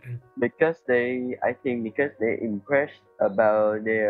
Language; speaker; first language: English; non-native, learner; Vietnamese